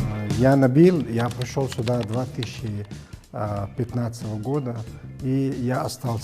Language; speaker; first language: Russian; non-native, learner; Arabic